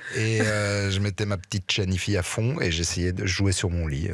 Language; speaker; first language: French; native; French